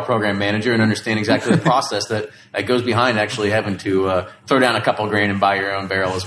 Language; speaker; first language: English; native; English